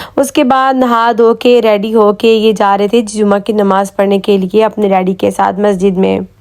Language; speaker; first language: Urdu; native; Urdu